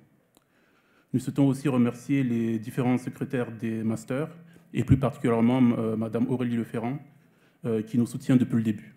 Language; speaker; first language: French; native; French